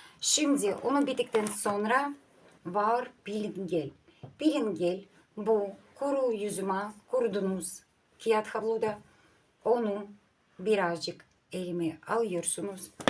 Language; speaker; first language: Turkish; non-native, learner; Russian